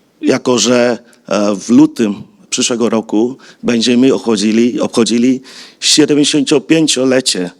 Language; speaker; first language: Polish; non-native, fluent; Vietnamese